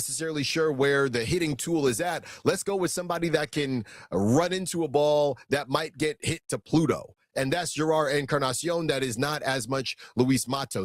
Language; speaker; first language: English; native; English